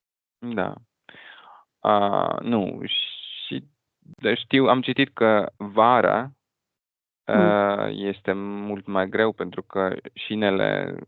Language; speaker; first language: Romanian; non-native, fluent; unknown